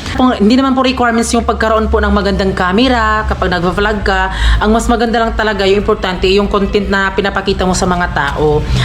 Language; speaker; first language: Filipino; non-native, local second language; Cebuano